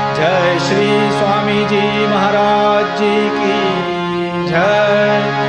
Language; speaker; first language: Hindi; non-native, local second language; Kannada